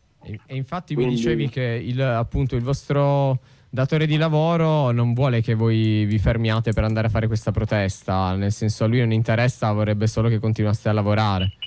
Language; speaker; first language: Italian; native; Italian